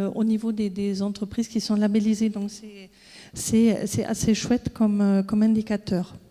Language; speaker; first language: French; non-native, fluent; German